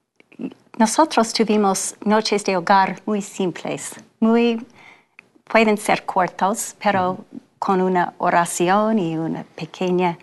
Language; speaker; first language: Spanish; non-native, fluent; English